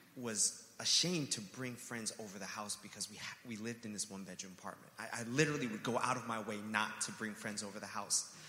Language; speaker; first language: English; native; English